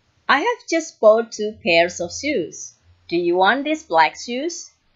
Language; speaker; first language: English; non-native, fluent; Indonesian